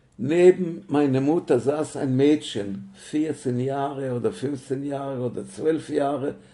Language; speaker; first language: German; native; German